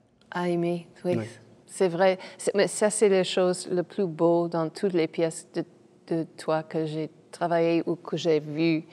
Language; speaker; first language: French; non-native, fluent; English